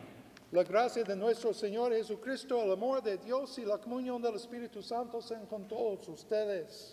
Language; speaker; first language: Spanish; non-native, fluent; English